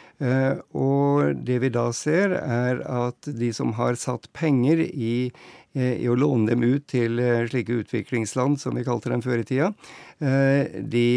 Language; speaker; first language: Norwegian; native; Norwegian